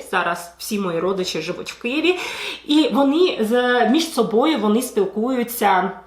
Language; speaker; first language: Ukrainian; non-native, local second language; Russian